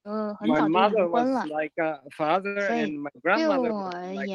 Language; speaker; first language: English; non-native, learner; Japanese